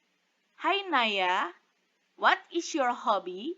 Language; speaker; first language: English; non-native, fluent; Indonesian